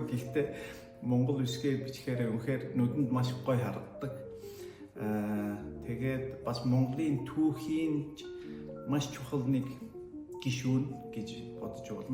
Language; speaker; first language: Mongolian; non-native, fluent; Turkish